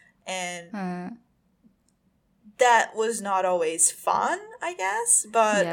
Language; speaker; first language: English; non-native, fluent; Japanese